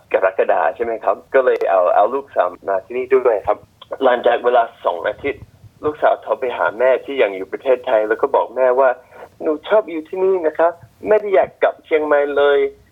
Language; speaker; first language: Thai; non-native, fluent; English